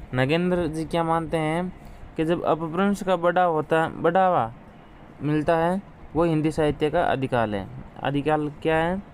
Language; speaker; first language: Hindi; native; Hindi